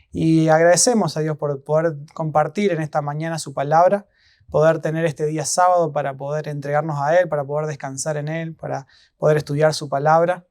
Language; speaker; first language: Spanish; native; Spanish